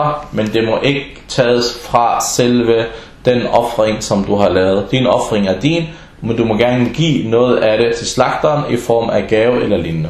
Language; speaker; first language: Danish; early bilingual, other home language; Arabic